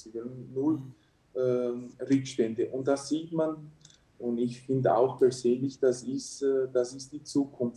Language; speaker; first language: German; early bilingual, heritage; German